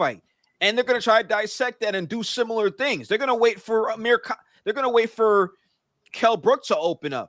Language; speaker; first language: English; native; English